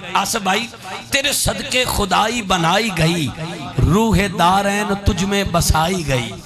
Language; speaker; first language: Urdu; non-native, local second language; Punjabi